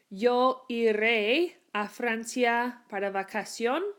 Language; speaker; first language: Spanish; non-native, learner; English